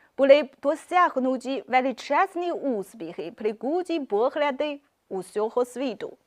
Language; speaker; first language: Ukrainian; non-native, fluent; Chinese